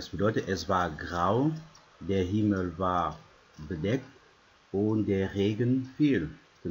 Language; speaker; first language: German; non-native, fluent; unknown